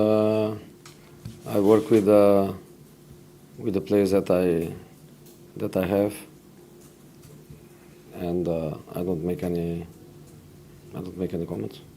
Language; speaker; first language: English; non-native, fluent; Portuguese